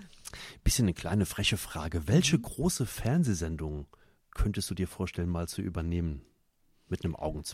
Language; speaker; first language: German; native; German